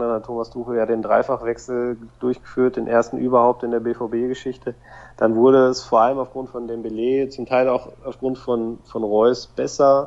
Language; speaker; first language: German; native; German